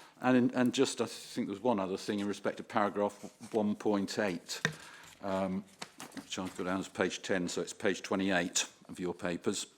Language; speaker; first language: English; native; English